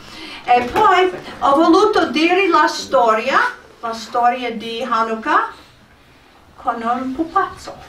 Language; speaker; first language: Italian; non-native, fluent; English